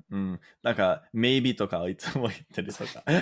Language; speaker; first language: Japanese; non-native, learner; English